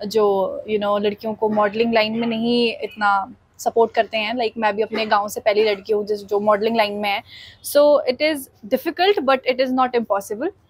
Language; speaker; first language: Hindi; native; Hindi